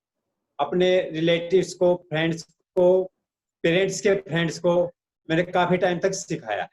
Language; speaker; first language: Hindi; native; Hindi